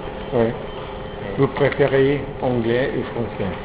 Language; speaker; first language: French; non-native, learner; English